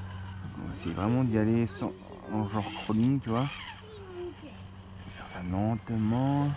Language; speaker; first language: French; native; French